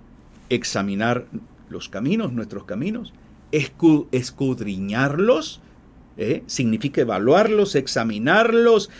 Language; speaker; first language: Spanish; native; Spanish